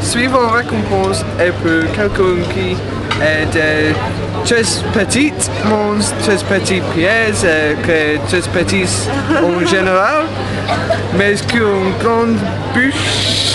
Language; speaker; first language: French; non-native, learner; English